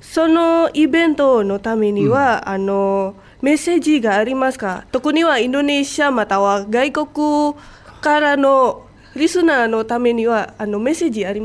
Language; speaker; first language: Japanese; non-native, fluent; Indonesian